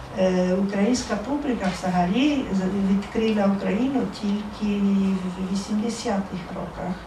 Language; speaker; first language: Ukrainian; non-native, fluent; Italian